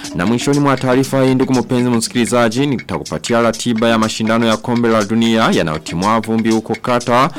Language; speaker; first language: Swahili; non-native, local second language; Rundi